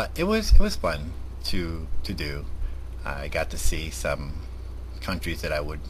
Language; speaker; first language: English; early bilingual, other home language; Spanish